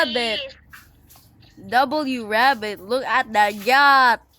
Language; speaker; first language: English; non-native, local second language; Filipino